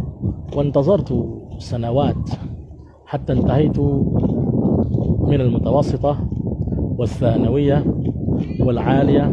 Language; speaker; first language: Arabic; non-native, fluent; Indonesian